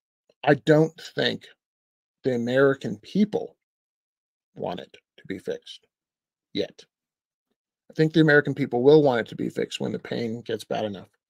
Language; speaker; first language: English; native; English